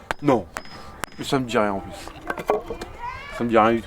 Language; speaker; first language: French; early bilingual, other home language; Portuguese